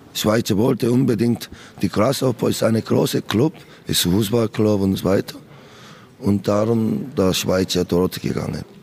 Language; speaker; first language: German; non-native, learner; Korean